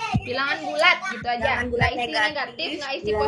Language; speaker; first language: Indonesian; native; Indonesian